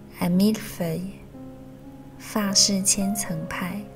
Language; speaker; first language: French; non-native, fluent; Chinese